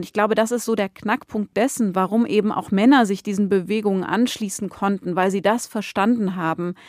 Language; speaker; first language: German; native; German